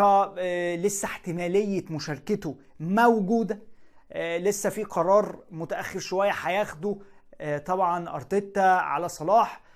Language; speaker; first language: Arabic; native; Arabic